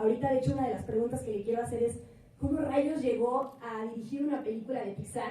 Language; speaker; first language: Spanish; native; Spanish